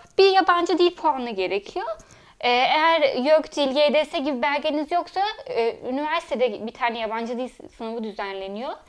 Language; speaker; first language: Turkish; early bilingual, heritage; Turkish